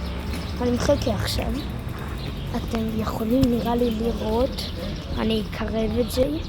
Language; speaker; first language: Hebrew; early bilingual, other home language; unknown